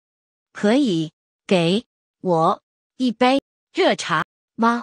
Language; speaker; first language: Chinese; non-native, learner; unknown